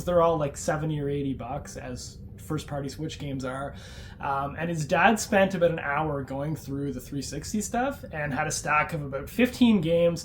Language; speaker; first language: English; native; English